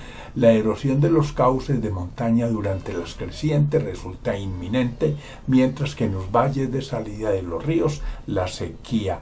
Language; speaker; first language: Spanish; native; Spanish